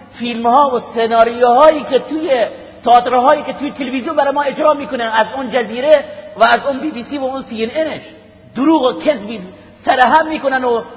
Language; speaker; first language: Persian; native; Persian